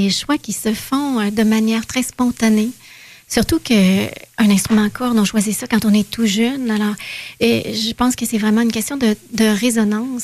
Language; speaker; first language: French; native; French